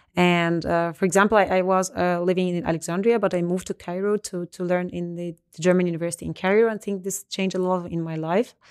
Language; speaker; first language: English; non-native, fluent; Arabic